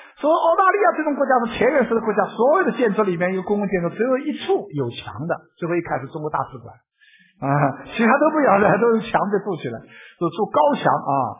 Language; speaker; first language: Chinese; native; Chinese